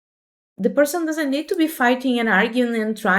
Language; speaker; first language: English; non-native, fluent; Portuguese